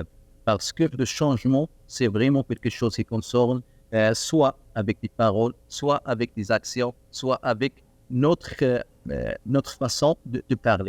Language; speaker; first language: French; non-native, learner; Arabic